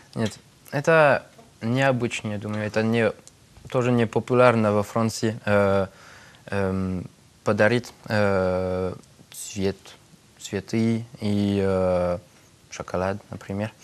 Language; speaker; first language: Russian; non-native, learner; French